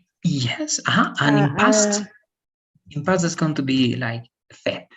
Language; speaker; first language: English; non-native, fluent; Spanish